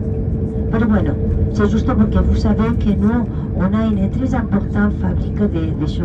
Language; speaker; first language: French; non-native, learner; Spanish